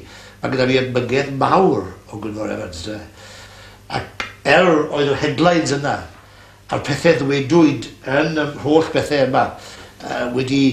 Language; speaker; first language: Welsh; native; Welsh